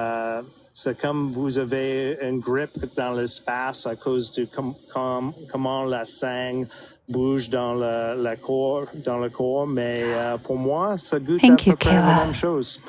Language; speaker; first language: French; non-native, fluent; English